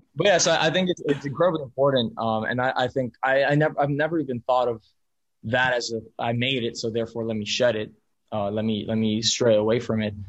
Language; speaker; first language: English; early bilingual, other home language; Spanish